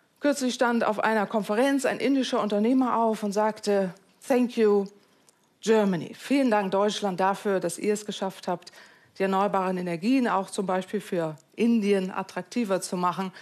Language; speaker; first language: German; native; German